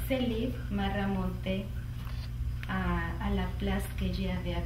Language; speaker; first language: French; non-native, learner; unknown